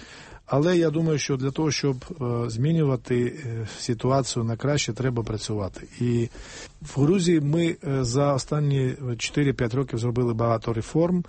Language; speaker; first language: Ukrainian; non-native, fluent; Georgian